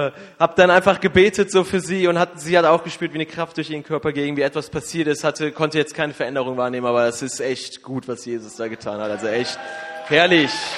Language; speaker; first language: German; native; German